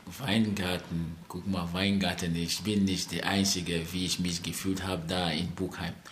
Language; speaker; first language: German; non-native, fluent; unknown